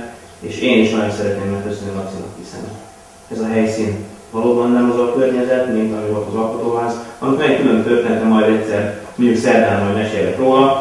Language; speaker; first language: Hungarian; native; Hungarian